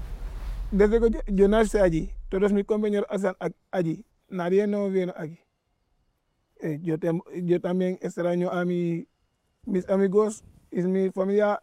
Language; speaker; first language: Spanish; non-native, learner; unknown